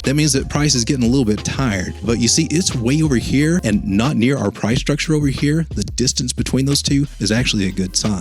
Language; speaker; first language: English; native; English